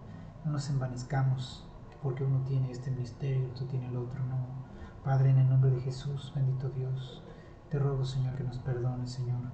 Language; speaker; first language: Spanish; native; Spanish